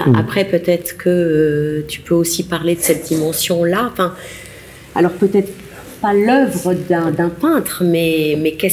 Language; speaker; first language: French; native; French